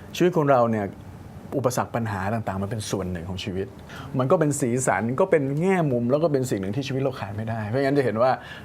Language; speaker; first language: Thai; native; Thai